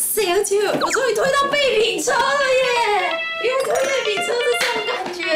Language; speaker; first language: Chinese; native; Chinese